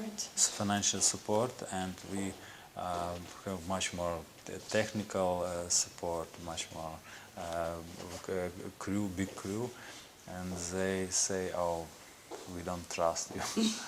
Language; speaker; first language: English; non-native, learner; Ukrainian